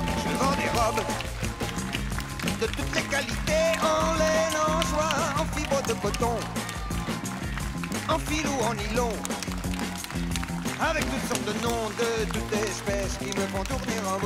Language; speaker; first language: French; native; French